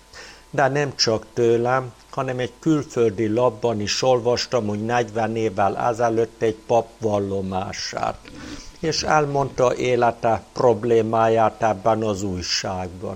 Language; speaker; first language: Hungarian; native; Hungarian